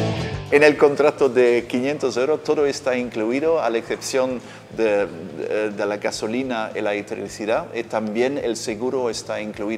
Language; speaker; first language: Spanish; non-native, fluent; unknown